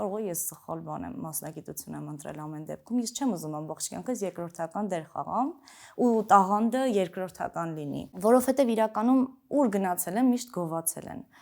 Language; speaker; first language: Armenian; early bilingual, other home language; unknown